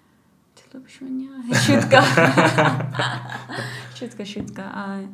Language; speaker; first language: Russian; non-native, learner; English